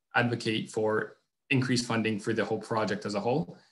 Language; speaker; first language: English; non-native, fluent; French